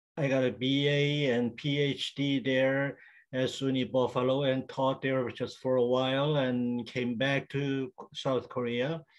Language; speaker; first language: English; non-native, fluent; Korean